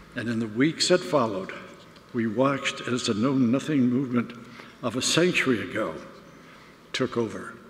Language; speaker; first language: English; native; English